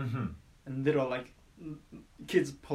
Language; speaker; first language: English; non-native, fluent; Japanese